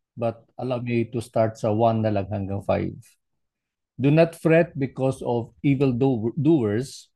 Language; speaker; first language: Filipino; non-native, local second language; Cebuano